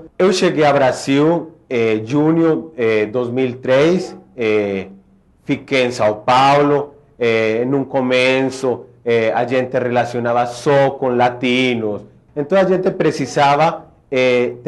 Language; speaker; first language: Portuguese; non-native, fluent; Spanish